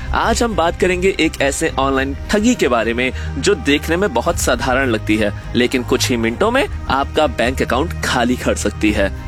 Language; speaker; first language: Hindi; native; Hindi